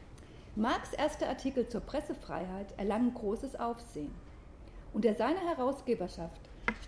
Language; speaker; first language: German; native; German